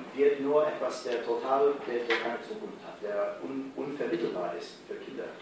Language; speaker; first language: German; non-native, fluent; English